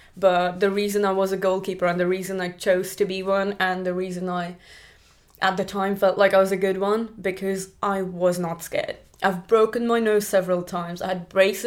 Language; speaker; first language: English; non-native, local second language; Marathi